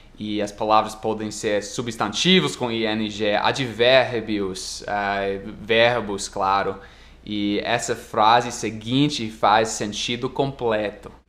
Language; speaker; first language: Portuguese; non-native, fluent; English